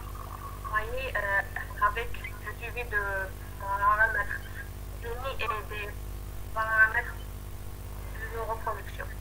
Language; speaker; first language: French; non-native, learner; Arabic